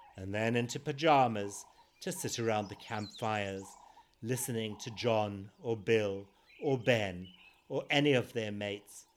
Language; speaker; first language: English; native; English